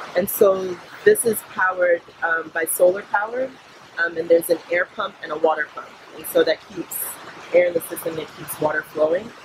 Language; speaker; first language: English; native; English